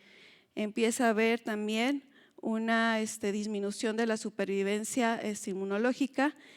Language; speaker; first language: Spanish; native; Spanish